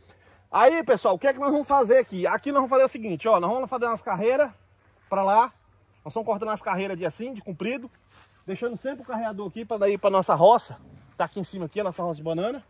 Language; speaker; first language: Portuguese; native; Portuguese